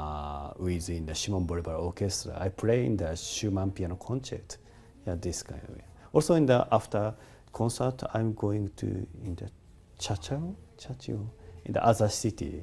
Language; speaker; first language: English; non-native, learner; Japanese